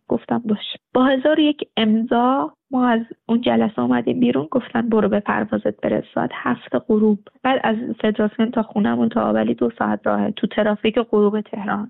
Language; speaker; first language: Persian; native; Persian